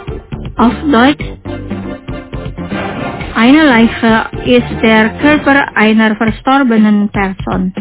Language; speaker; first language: German; non-native, fluent; Indonesian